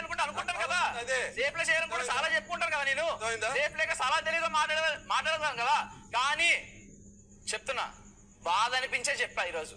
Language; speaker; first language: Telugu; native; Telugu